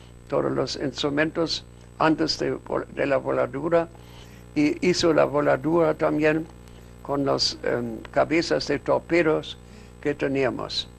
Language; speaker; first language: Spanish; non-native, fluent; German